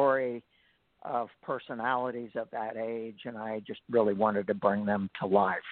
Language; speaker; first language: English; native; English